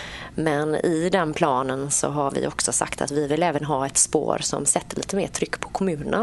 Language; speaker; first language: Swedish; native; Swedish